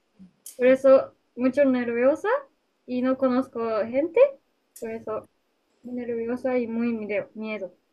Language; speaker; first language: Spanish; non-native, learner; Japanese